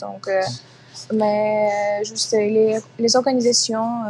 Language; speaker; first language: French; non-native, fluent; Ukrainian